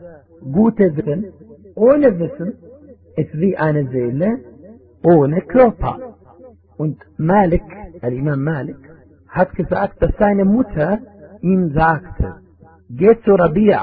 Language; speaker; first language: German; non-native, fluent; Arabic